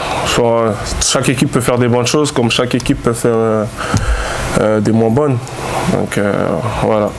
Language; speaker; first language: French; native; French